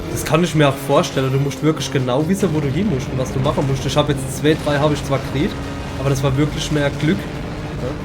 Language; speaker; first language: German; native; German